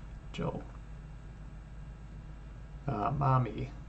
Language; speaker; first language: Cantonese; non-native, learner; English